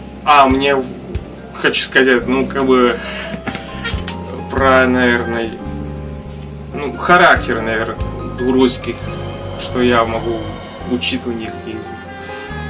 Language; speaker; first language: Russian; non-native, learner; Vietnamese